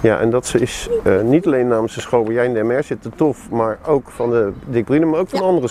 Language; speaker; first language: Dutch; native; Dutch